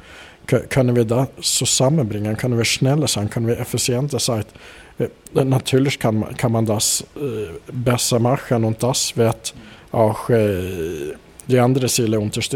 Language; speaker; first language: German; non-native, fluent; Swedish